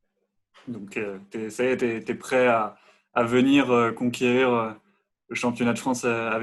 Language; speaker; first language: French; native; French